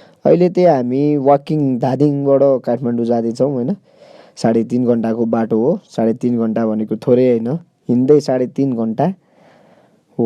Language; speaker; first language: Nepali; native; Nepali